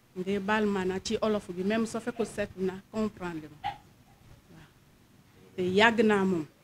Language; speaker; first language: Wolof; non-native, fluent; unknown